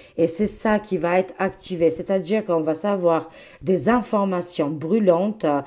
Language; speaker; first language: French; non-native, fluent; Albanian